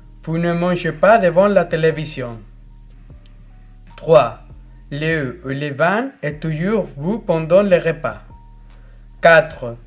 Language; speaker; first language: French; non-native, fluent; Spanish